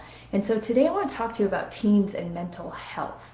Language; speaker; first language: English; native; English